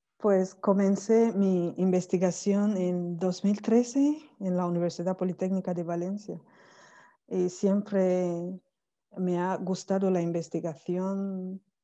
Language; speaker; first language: Spanish; non-native, fluent; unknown